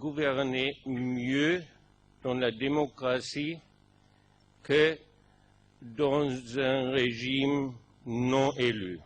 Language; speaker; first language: French; non-native, fluent; German